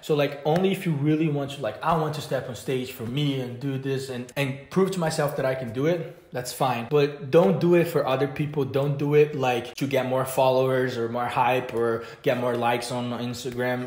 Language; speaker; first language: English; non-native, fluent; Portuguese